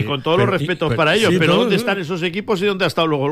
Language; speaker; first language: Spanish; native; Spanish